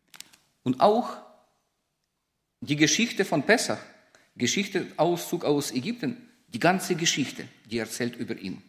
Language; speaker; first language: German; non-native, fluent; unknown